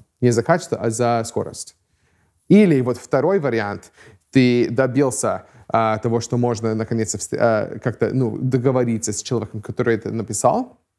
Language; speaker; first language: Russian; non-native, fluent; English